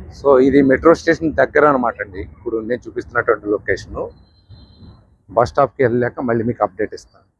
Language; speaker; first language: Telugu; native; Telugu